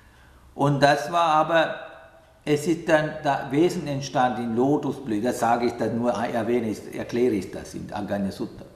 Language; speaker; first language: German; non-native, learner; Sinhala